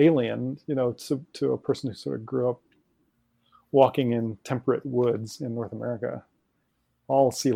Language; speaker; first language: English; native; English